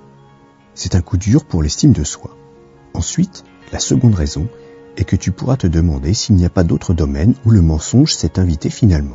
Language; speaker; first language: French; native; French